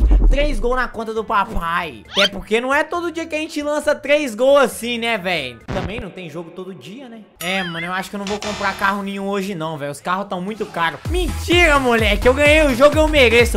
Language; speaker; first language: Portuguese; native; Portuguese